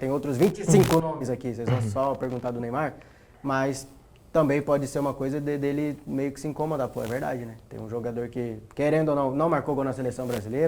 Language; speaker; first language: Portuguese; native; Portuguese